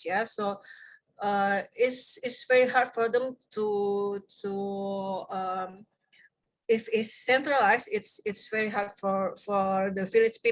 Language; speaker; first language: English; non-native, fluent; Indonesian